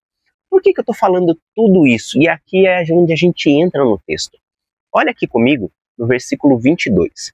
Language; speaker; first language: Portuguese; native; Portuguese